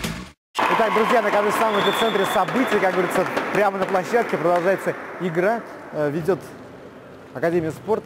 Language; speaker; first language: Russian; native; Russian